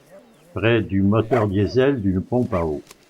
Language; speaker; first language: French; native; French